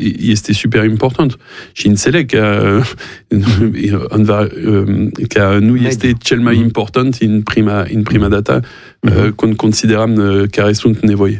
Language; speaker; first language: Romanian; non-native, learner; French